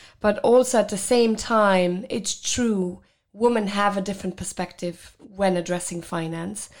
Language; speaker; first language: English; non-native, fluent; Luxembourgish